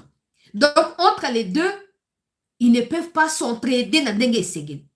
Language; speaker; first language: French; non-native, local second language; Lingala